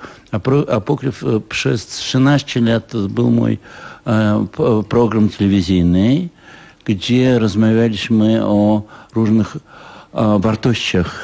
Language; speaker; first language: Polish; non-native, fluent; Russian